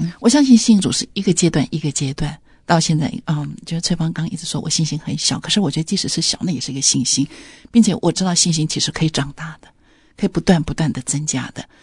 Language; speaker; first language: Chinese; native; Chinese